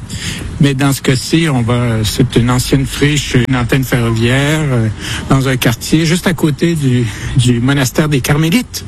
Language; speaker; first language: French; native; French